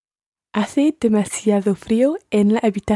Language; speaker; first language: Spanish; non-native, learner; English